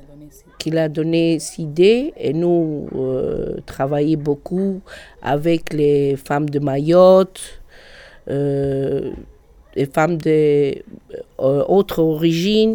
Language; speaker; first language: French; non-native, learner; Albanian